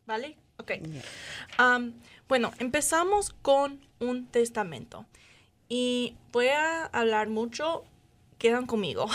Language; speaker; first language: Spanish; non-native, learner; English